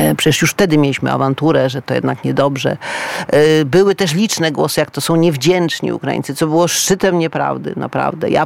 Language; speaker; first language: Polish; native; Polish